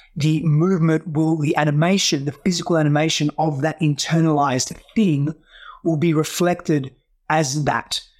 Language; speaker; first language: English; non-native, local second language; Greek